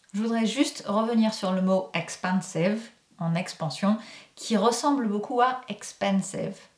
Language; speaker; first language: French; native; French